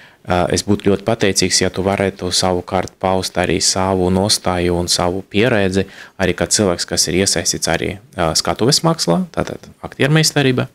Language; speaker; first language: Latvian; non-native, local second language; Russian